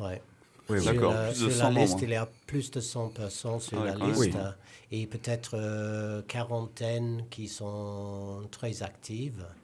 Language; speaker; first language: French; non-native, learner; English